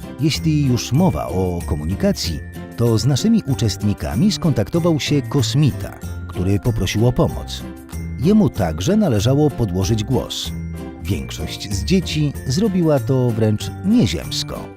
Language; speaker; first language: Polish; native; Polish